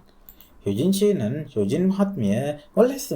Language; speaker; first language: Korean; non-native, local second language; Sinhala